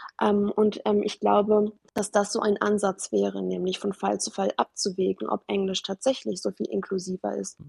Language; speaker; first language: German; early bilingual, other home language; Persian